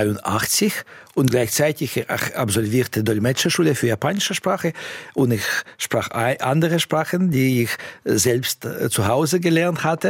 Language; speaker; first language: German; non-native, fluent; Russian